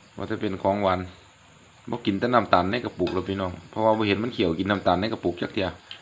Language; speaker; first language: Thai; native; Thai